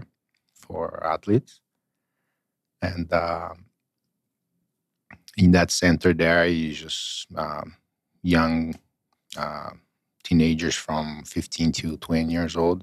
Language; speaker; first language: English; non-native, fluent; Portuguese